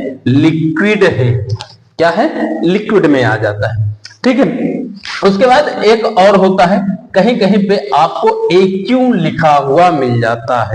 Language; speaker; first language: Hindi; native; Hindi